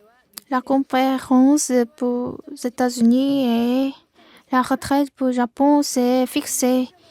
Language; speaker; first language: French; non-native, learner; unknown